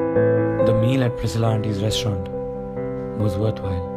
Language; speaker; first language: English; non-native, local second language; Hindi